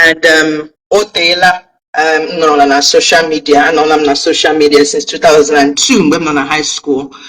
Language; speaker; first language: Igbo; early bilingual, heritage; Igbo